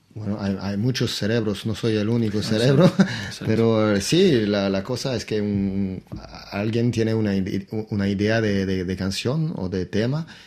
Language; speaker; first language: Spanish; non-native, fluent; French